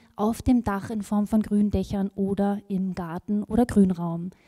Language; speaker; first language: German; native; German